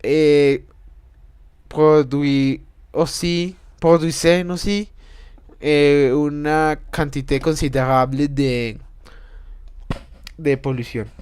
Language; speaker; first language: French; non-native, learner; Spanish